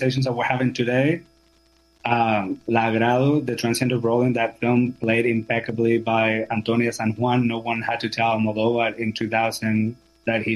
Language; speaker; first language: English; non-native, fluent; Spanish